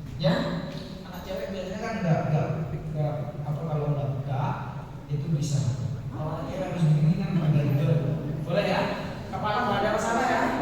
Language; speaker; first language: Indonesian; non-native, local second language; Madurese